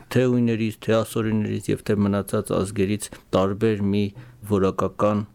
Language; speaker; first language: Armenian; native; Armenian